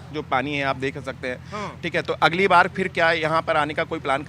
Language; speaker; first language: Hindi; native; Hindi